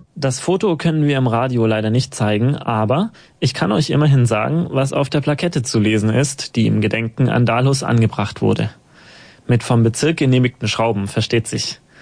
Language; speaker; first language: German; native; German